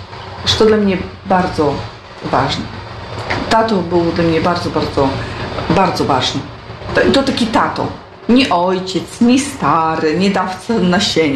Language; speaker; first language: Polish; non-native, local second language; Ukrainian